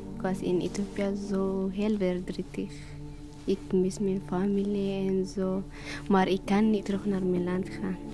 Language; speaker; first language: Dutch; non-native, learner; Tigrinya